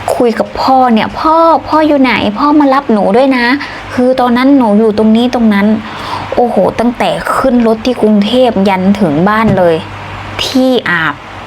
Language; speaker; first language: Thai; native; Thai